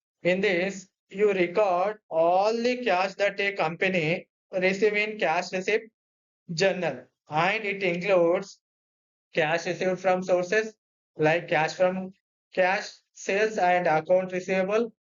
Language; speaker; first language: English; non-native, local second language; Telugu